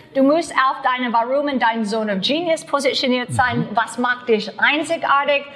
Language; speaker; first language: German; non-native, learner; English